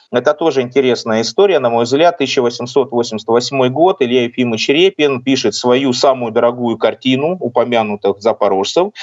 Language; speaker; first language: Russian; native; Russian